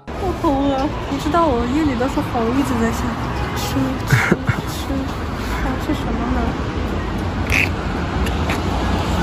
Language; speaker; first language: Chinese; non-native, learner; Russian